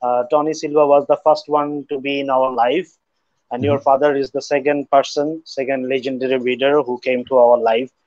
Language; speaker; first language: English; non-native, local second language; Bangla